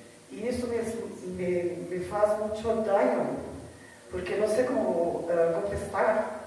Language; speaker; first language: Portuguese; early bilingual, heritage; Spanish